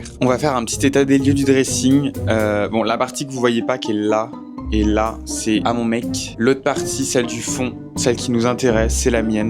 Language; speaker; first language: French; native; French